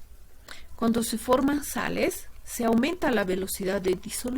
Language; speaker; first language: Spanish; native; Spanish